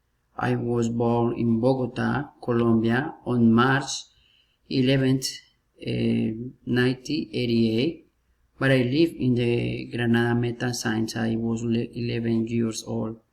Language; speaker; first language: English; non-native, learner; Spanish